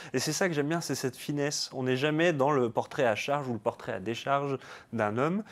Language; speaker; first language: French; native; French